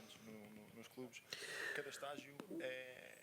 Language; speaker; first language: Portuguese; native; Portuguese